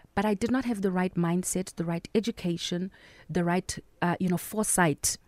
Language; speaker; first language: English; non-native, local second language; Southern Sotho